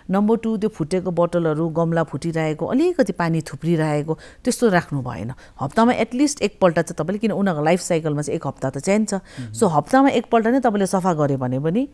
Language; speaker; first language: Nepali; native; Nepali